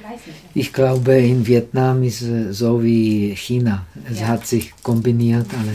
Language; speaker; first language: German; non-native, learner; Czech